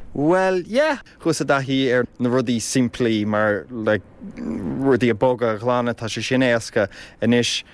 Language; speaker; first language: Irish; non-native, local second language; English